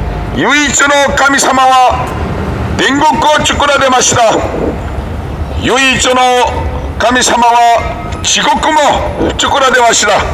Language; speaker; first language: Japanese; non-native, learner; Korean